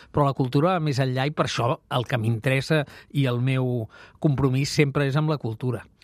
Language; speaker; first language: Catalan; native; Catalan